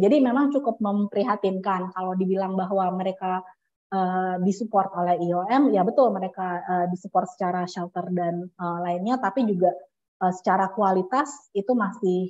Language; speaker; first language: Indonesian; native; Indonesian